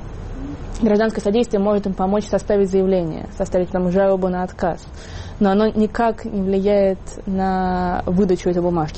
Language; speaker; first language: Russian; native; Russian